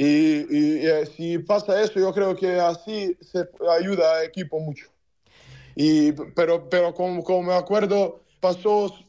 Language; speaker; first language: Spanish; non-native, learner; Serbian